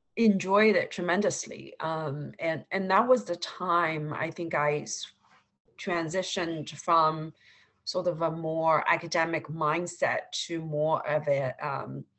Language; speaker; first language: English; non-native, fluent; Chinese